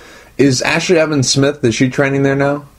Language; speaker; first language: English; native; English